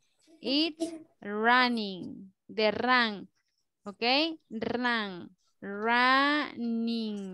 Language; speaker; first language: English; non-native, fluent; Spanish